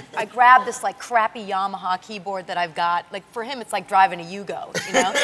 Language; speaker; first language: English; native; English